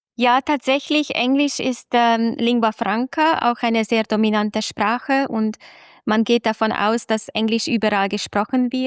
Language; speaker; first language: German; non-native, fluent; Hungarian